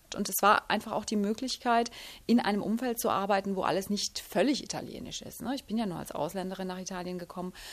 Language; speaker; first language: German; native; German